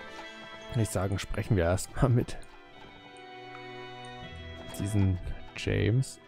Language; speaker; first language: German; native; German